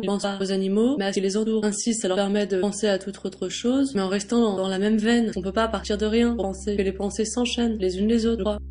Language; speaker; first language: French; native; French